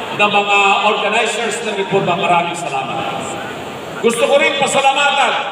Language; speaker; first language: Filipino; non-native, local second language; Iloko